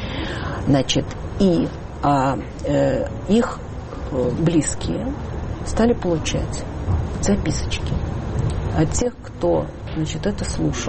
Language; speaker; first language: Russian; native; Russian